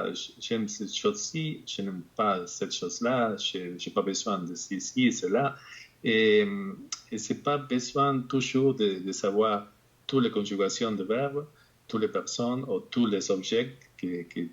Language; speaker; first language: French; non-native, fluent; Spanish